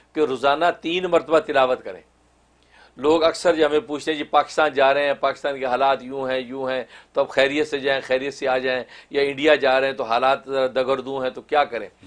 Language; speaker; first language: Hindi; non-native, local second language; Kashmiri